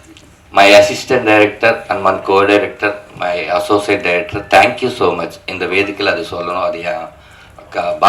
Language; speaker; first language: Tamil; non-native, learner; Telugu